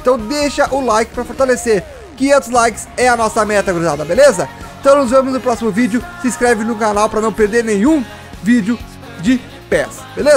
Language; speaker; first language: Portuguese; native; Portuguese